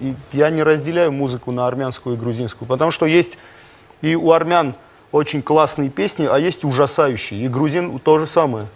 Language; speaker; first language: Russian; non-native, local second language; Armenian